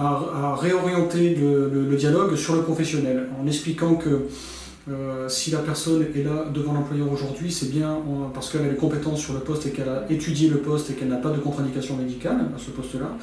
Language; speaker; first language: French; native; French